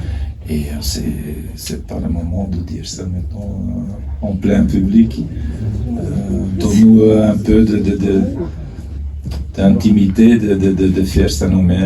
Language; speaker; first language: French; non-native, fluent; Dutch